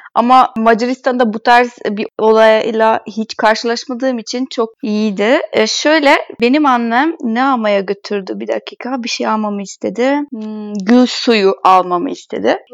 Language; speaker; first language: Turkish; non-native, fluent; Hungarian